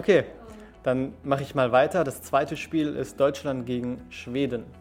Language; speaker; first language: German; early bilingual, other home language; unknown